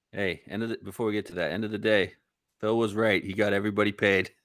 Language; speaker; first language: English; native; English